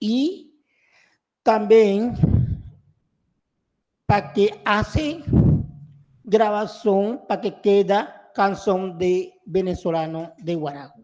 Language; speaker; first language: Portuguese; non-native, learner; Spanish